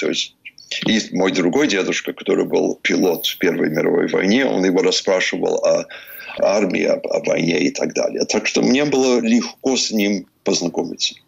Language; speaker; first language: Russian; early bilingual, heritage; English